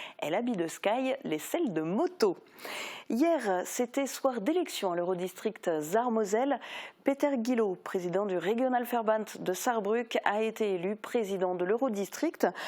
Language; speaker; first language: French; native; French